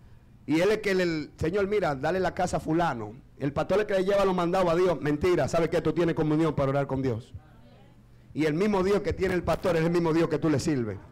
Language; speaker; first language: Spanish; native; Spanish